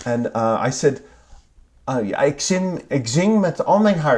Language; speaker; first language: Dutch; non-native, learner; English